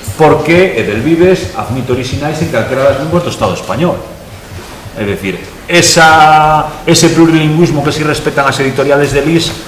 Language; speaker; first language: Galician; non-native, local second language; Spanish